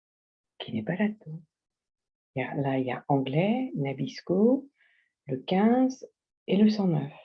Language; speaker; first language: French; native; French